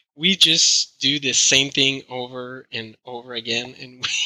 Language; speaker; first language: English; non-native, fluent; French